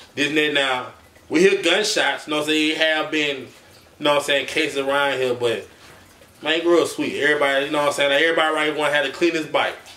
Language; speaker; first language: English; native; English